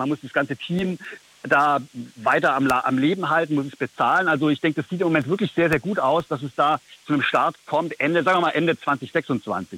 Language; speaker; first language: German; native; German